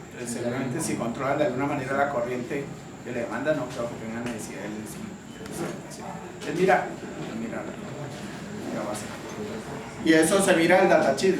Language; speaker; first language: Spanish; native; Spanish